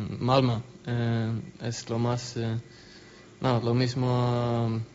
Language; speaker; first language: Spanish; non-native, learner; Swedish